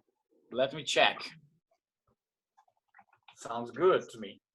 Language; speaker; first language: English; non-native, fluent; Portuguese